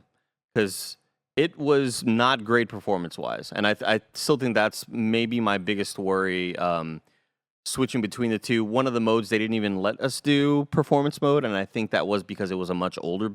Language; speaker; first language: English; native; English